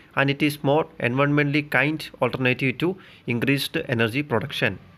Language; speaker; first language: English; non-native, local second language; Malayalam